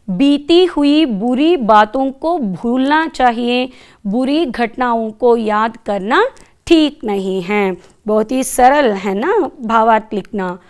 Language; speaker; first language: Hindi; non-native, local second language; Kannada